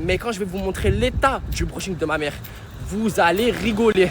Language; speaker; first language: French; native; French